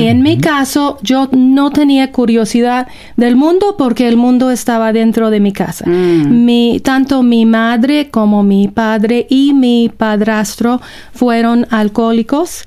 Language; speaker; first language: Spanish; non-native, fluent; English